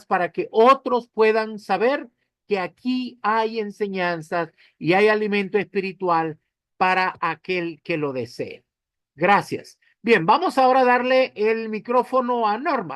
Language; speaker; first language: Spanish; native; Spanish